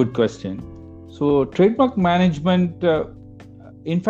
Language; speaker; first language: English; non-native, local second language; Malayalam